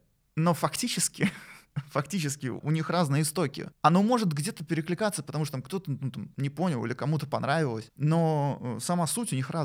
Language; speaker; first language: Russian; native; Russian